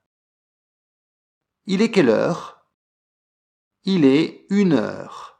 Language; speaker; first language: French; native; French